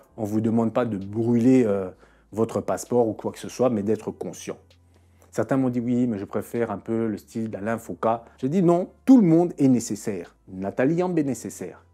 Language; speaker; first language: French; non-native, local second language; Lingala